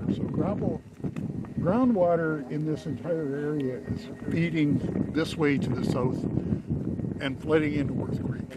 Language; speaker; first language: English; native; English